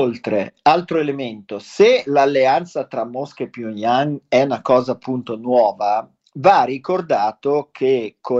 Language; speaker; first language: Italian; native; Italian